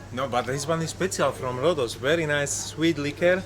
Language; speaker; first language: English; non-native, learner; Greek